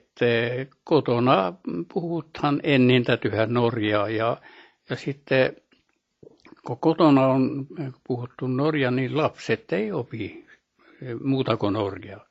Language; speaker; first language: Finnish; early bilingual, heritage; Finnish